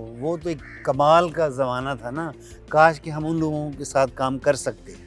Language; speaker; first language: Urdu; non-native, local second language; Punjabi